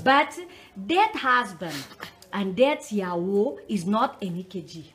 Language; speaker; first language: English; non-native, learner; Portuguese